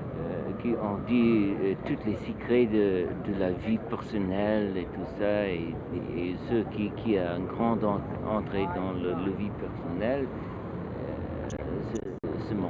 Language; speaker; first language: French; non-native, learner; English